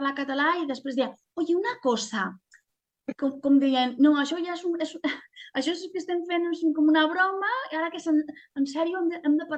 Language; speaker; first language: Catalan; non-native, local second language; Spanish